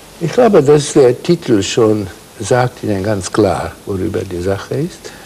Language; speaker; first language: German; non-native, fluent; Hungarian